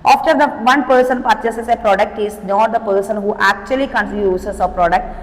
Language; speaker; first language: English; non-native, local second language; Malayalam